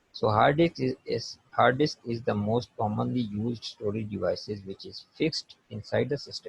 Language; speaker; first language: English; non-native, local second language; Urdu